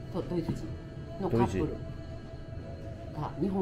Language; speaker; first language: Japanese; native; Japanese